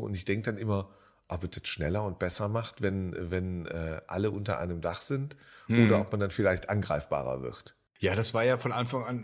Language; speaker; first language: German; native; German